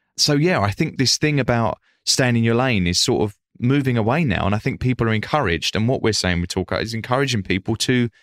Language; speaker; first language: English; native; English